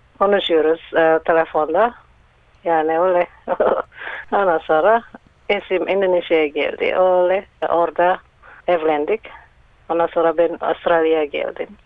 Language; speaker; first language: Turkish; non-native, learner; Indonesian